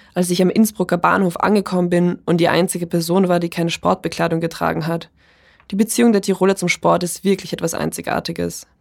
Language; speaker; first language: German; early bilingual, other home language; Polish